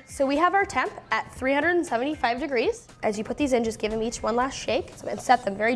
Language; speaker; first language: English; native; English